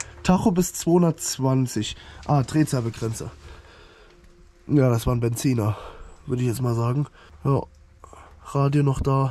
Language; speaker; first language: German; native; German